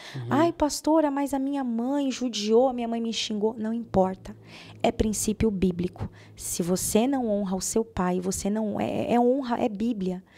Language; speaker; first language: Portuguese; native; Portuguese